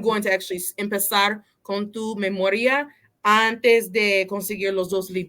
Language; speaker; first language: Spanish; non-native, fluent; English